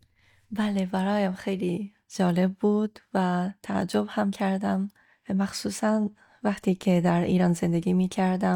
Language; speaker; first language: Persian; non-native, fluent; Japanese